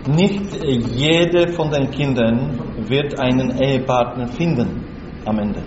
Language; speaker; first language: German; non-native, learner; Slovak